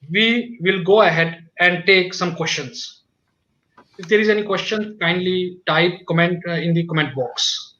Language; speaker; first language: English; non-native, local second language; Hindi